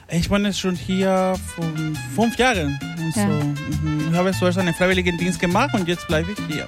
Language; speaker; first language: German; non-native, learner; Spanish